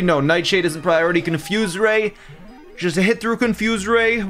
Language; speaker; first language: English; native; English